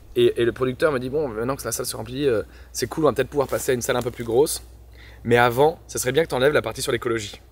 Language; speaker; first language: French; native; French